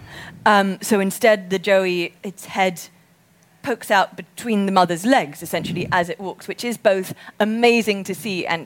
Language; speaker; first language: English; native; English